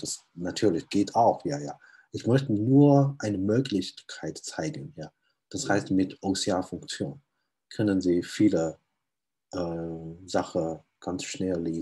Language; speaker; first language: German; non-native, fluent; Chinese